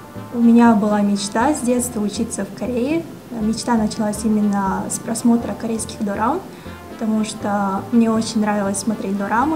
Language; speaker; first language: Russian; non-native, local second language; Kazakh